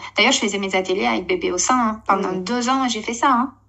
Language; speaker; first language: French; non-native, fluent; Romanian